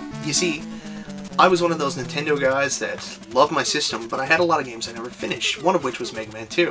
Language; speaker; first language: English; native; English